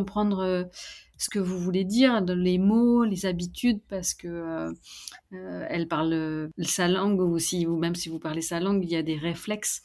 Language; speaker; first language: French; native; French